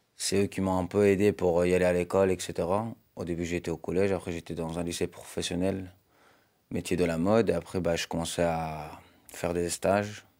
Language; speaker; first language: French; non-native, fluent; Persian